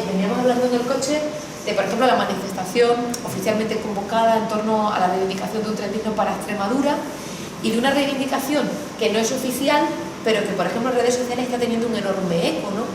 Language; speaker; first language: Spanish; native; Spanish